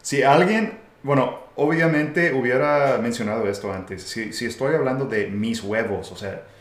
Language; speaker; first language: Spanish; non-native, fluent; English